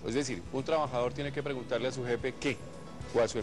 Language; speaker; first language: Spanish; native; Spanish